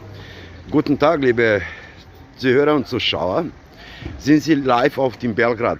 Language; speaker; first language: German; non-native, learner; Serbian